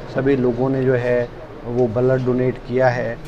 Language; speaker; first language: Hindi; native; Hindi